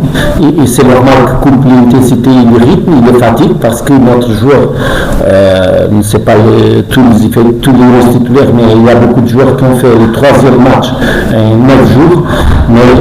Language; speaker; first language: French; non-native, learner; Portuguese